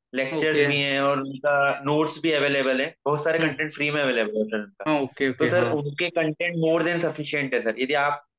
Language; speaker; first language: Hindi; native; Hindi